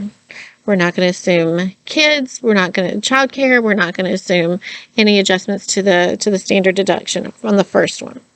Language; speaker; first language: English; native; English